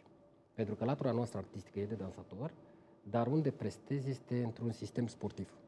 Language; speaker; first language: Romanian; native; Romanian